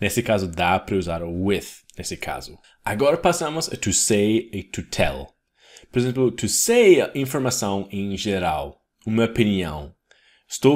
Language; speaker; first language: Portuguese; non-native, fluent; English